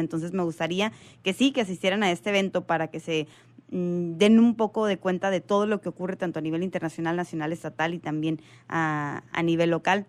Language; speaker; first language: Spanish; native; Spanish